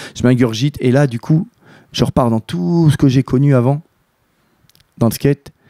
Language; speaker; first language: French; native; French